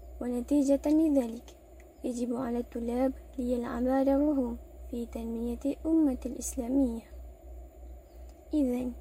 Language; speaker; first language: Arabic; non-native, learner; Malay